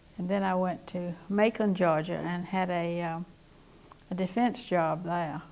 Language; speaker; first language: English; native; English